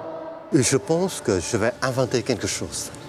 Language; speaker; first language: French; non-native, fluent; Vietnamese